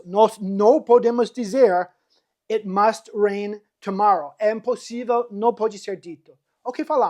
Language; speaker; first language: Portuguese; non-native, fluent; English